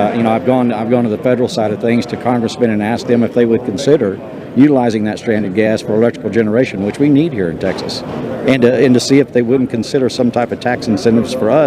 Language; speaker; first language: English; native; English